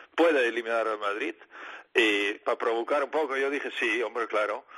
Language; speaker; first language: Spanish; non-native, fluent; Dutch